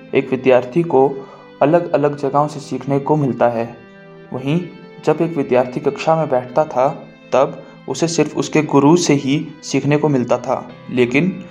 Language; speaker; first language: Hindi; native; Hindi